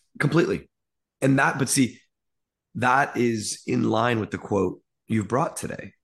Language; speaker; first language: English; early bilingual, other home language; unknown